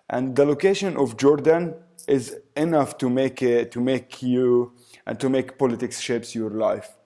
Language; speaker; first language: English; early bilingual, other home language; Arabic